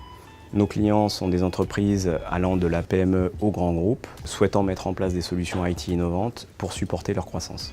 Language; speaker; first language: French; native; French